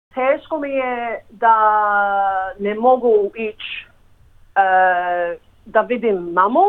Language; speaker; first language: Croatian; early bilingual, heritage; English